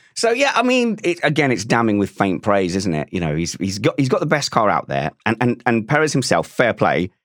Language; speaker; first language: English; native; English